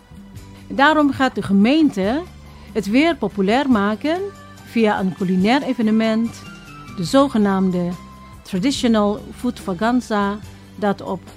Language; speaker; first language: Dutch; non-native, fluent; Indonesian